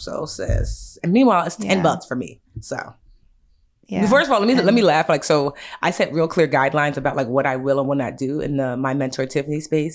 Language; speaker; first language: English; native; English